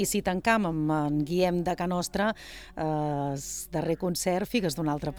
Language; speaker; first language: Catalan; native; Catalan